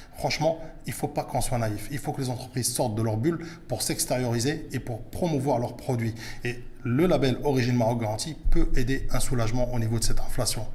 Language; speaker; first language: French; early bilingual, other home language; Arabic